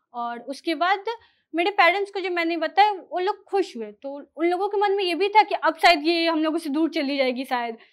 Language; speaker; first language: Hindi; native; Hindi